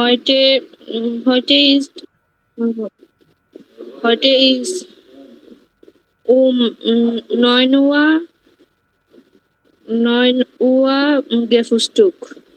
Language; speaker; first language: German; non-native, learner; Bangla